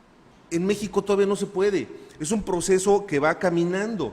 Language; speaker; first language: Spanish; native; Spanish